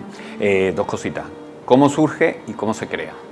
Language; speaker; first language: Spanish; native; Spanish